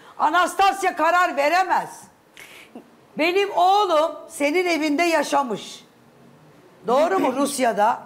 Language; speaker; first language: Turkish; native; Turkish